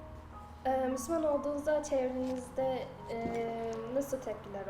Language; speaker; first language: Turkish; native; Turkish